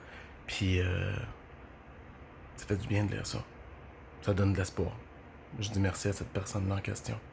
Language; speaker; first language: French; native; French